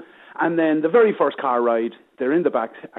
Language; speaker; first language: English; native; English